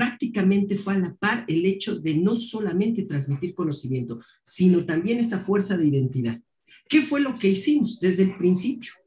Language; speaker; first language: Spanish; native; Spanish